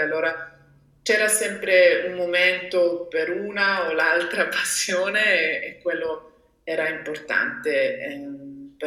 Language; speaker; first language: Italian; non-native, local second language; German